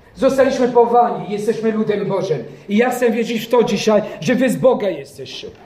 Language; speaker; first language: Polish; non-native, fluent; French